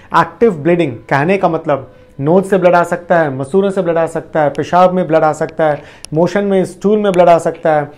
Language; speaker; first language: Hindi; native; Hindi